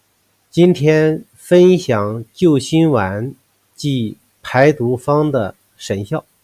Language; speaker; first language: Chinese; native; Chinese